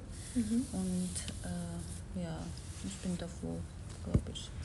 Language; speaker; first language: German; non-native, learner; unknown